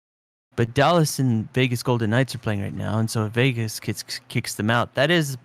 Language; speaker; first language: English; native; English